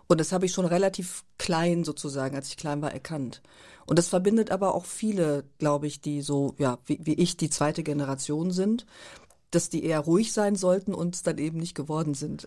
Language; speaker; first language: German; early bilingual, other home language; Turkish